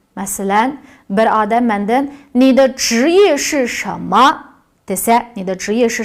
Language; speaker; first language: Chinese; non-native, local second language; Uyghur